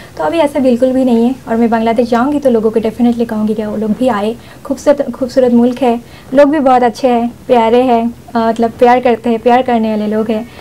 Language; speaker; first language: Urdu; non-native, fluent; Bangla